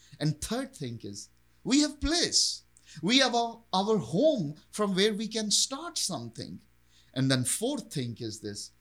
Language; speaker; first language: English; non-native, local second language; Urdu